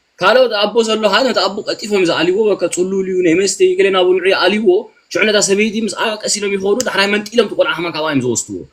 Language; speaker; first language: Tigrinya; early bilingual, heritage; Tigrinya